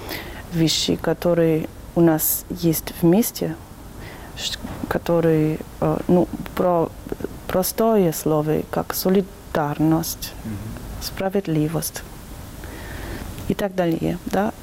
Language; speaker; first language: Russian; non-native, learner; German